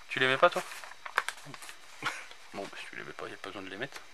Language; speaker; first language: French; native; French